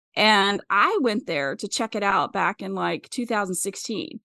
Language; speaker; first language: English; native; English